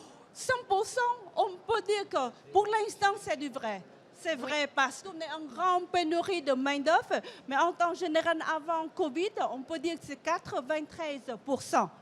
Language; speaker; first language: French; non-native, fluent; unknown